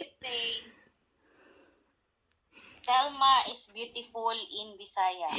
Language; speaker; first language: English; non-native, local second language; Cebuano